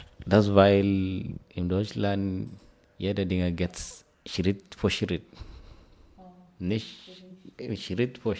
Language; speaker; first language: German; non-native, learner; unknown